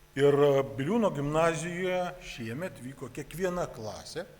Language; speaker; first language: Lithuanian; native; Lithuanian